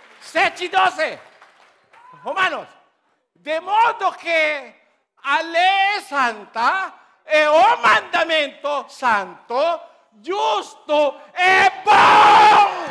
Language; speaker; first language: Portuguese; non-native, learner; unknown